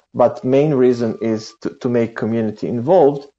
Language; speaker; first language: English; non-native, fluent; Serbian